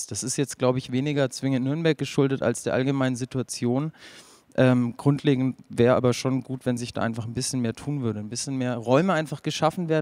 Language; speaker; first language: German; native; German